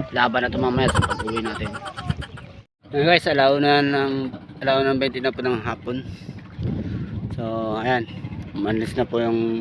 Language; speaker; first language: Filipino; native; Filipino